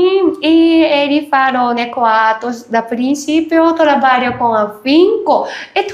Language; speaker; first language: Portuguese; non-native, learner; Japanese